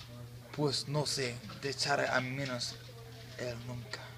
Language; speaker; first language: Spanish; non-native, learner; English